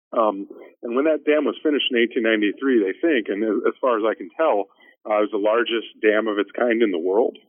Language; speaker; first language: English; native; English